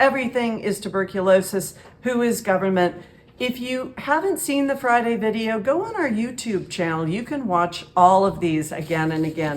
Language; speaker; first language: English; native; English